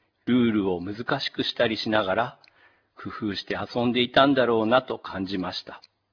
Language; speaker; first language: Japanese; native; Japanese